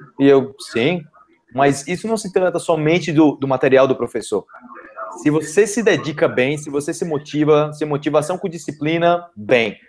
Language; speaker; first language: Portuguese; native; Portuguese